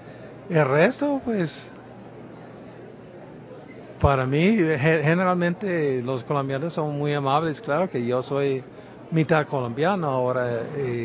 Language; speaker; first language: Spanish; non-native, fluent; English